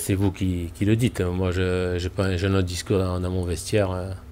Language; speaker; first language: French; native; French